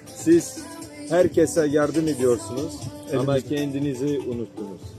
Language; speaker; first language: Turkish; non-native, learner; Albanian